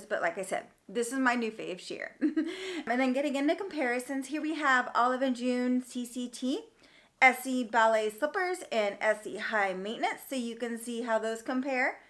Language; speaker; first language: English; native; English